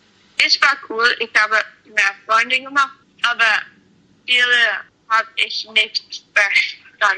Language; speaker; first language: German; non-native, learner; English